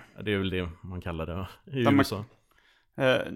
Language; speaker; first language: Swedish; native; Swedish